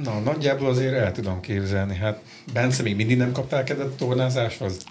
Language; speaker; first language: Hungarian; native; Hungarian